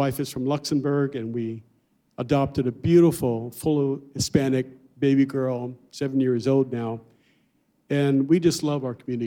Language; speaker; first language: English; native; English